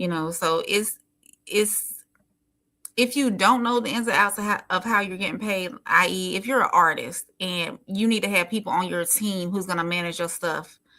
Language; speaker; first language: English; native; English